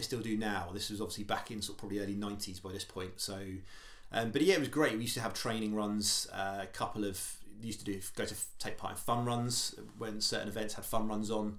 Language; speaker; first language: English; native; English